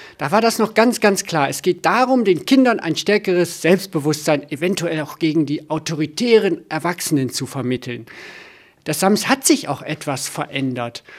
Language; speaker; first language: German; native; German